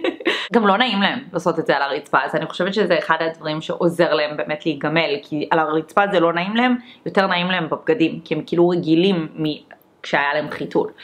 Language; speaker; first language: Hebrew; early bilingual, other home language; English